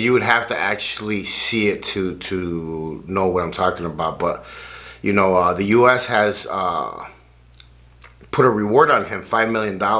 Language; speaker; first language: English; native; English